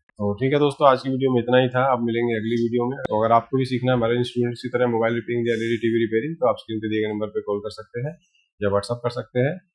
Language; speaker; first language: Hindi; native; Hindi